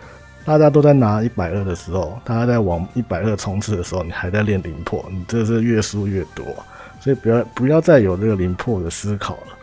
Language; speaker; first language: Chinese; native; Chinese